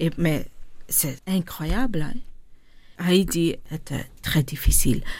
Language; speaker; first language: French; non-native, local second language; Dutch